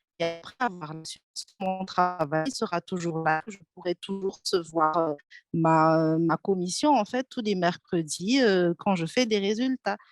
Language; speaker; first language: French; non-native, local second language; Malagasy